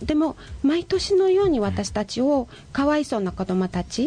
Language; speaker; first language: Japanese; non-native, fluent; Polish